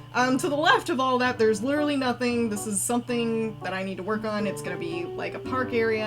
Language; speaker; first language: English; native; English